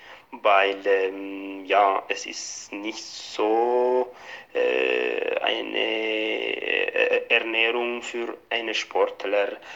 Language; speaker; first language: German; non-native, fluent; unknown